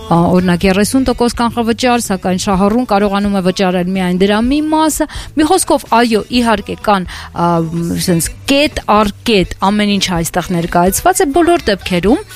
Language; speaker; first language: Armenian; native; Armenian